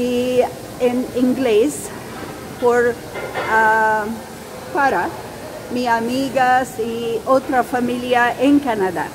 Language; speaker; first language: Spanish; non-native, learner; Arabic